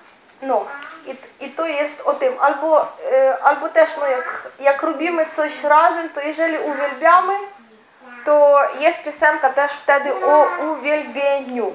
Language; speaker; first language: Polish; non-native, fluent; Ukrainian